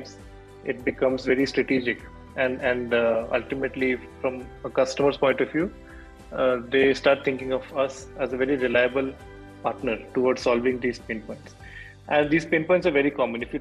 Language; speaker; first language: English; non-native, local second language; Odia